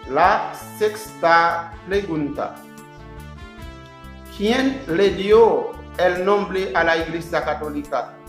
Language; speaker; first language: Spanish; non-native, learner; Haitian Creole